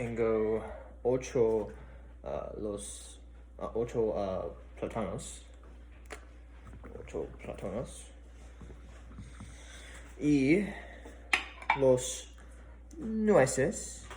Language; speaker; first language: Spanish; non-native, learner; English